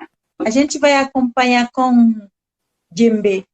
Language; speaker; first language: Portuguese; non-native, learner; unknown